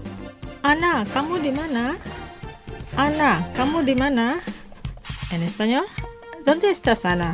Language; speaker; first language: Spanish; non-native, fluent; Indonesian